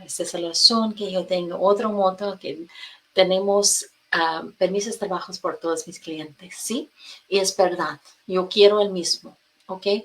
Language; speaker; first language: Spanish; non-native, fluent; English